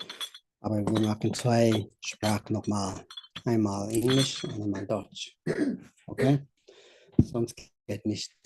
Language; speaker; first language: German; non-native, learner; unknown